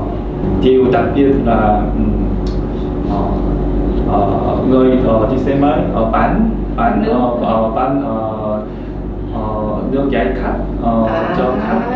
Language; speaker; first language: Vietnamese; non-native, learner; Korean